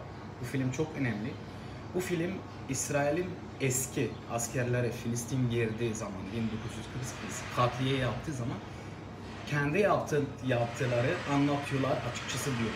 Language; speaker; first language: Turkish; non-native, fluent; Arabic